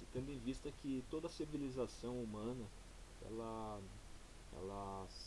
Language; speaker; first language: Portuguese; native; Portuguese